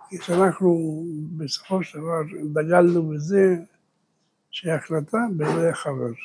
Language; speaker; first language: Hebrew; early bilingual, other home language; Spanish